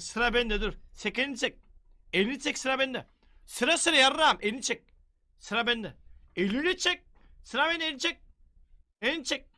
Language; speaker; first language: Turkish; native; Turkish